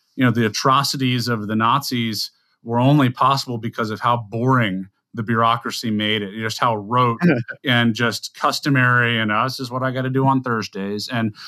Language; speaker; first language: English; native; English